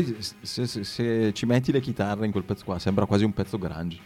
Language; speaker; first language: Italian; native; Italian